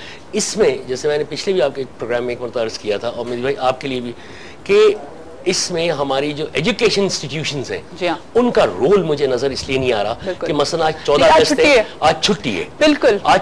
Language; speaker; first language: Urdu; native; Urdu